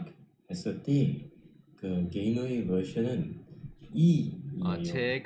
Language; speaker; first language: Korean; non-native, learner; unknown